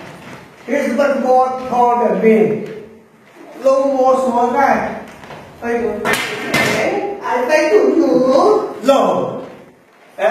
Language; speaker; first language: English; non-native, learner; Chinese